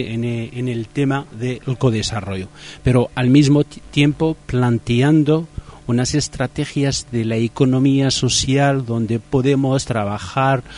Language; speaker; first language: Spanish; non-native, fluent; Riffian